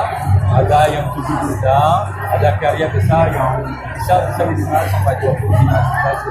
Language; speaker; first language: Indonesian; non-native, fluent; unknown